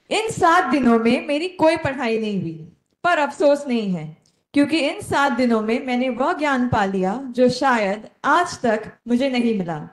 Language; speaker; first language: Hindi; non-native, local second language; Konkani